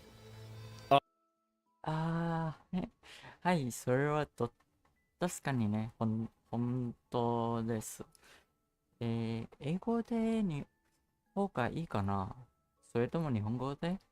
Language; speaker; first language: Japanese; non-native, learner; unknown